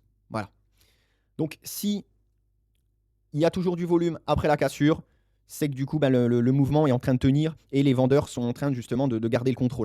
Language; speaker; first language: French; native; French